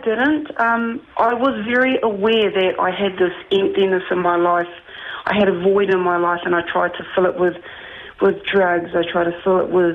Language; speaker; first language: English; native; English